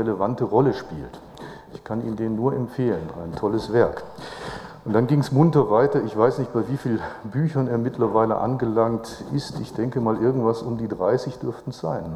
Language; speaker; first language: German; native; German